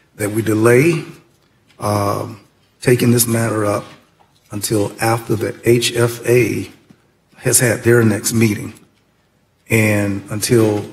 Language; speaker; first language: English; native; English